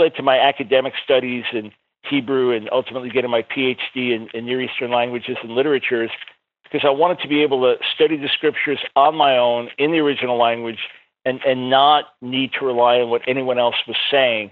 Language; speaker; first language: English; native; English